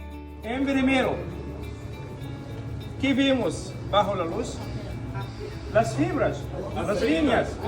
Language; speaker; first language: Portuguese; non-native, learner; Arabic